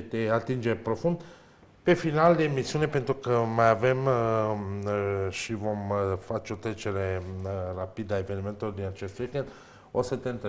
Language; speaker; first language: Romanian; native; Romanian